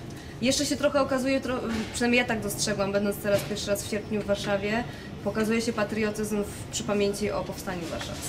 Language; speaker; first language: Polish; native; Polish